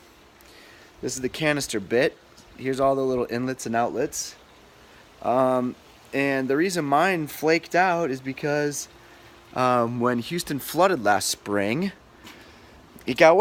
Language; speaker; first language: English; native; English